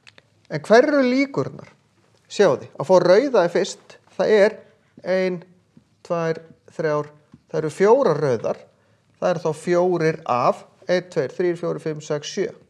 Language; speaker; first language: Icelandic; native; Icelandic